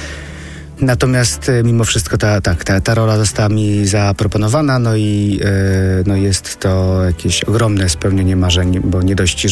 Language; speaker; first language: Polish; native; Polish